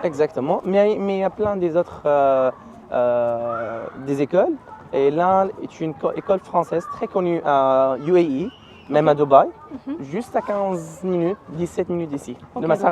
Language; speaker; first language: French; non-native, learner; Arabic